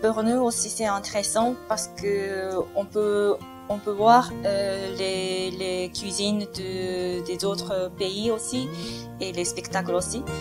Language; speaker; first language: French; non-native, learner; Japanese